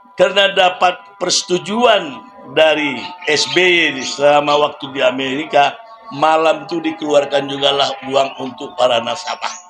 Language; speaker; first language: Indonesian; non-native, local second language; Minangkabau